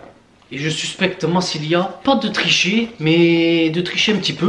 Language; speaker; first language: French; native; French